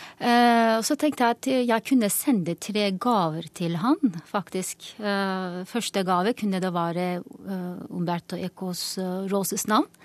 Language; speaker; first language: Norwegian; non-native, fluent; Turkish